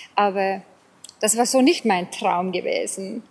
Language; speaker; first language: German; non-native, fluent; English